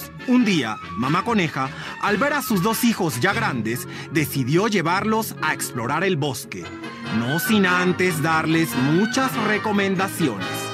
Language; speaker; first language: Spanish; native; Spanish